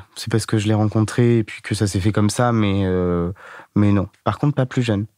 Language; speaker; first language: French; native; French